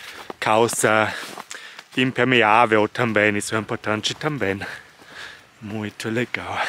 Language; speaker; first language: Portuguese; non-native, fluent; German